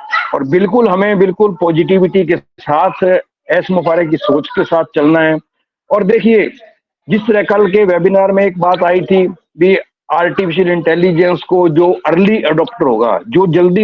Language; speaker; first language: Hindi; native; Hindi